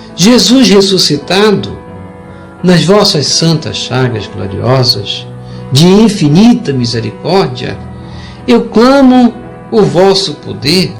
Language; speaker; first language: Portuguese; native; Portuguese